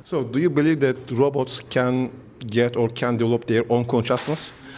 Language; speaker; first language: English; non-native, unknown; Turkish